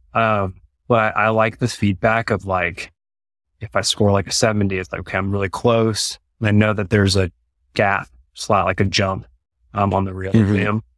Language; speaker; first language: English; native; English